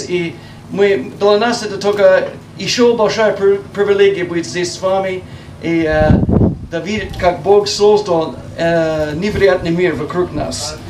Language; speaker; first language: Russian; non-native, learner; English